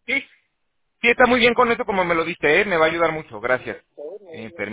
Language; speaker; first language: Spanish; native; Spanish